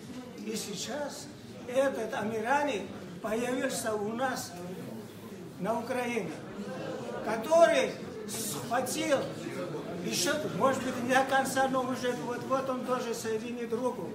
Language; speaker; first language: Russian; non-native, fluent; Georgian